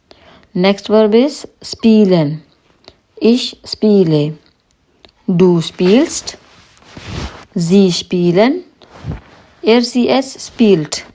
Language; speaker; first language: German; non-native, fluent; Hindi